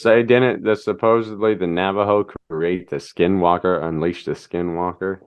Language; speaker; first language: English; native; English